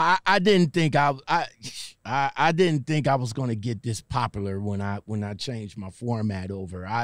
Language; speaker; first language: English; native; English